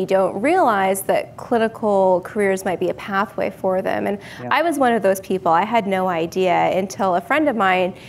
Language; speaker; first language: English; native; English